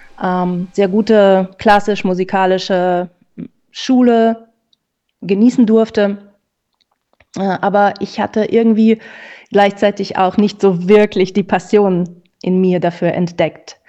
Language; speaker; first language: German; non-native, fluent; Russian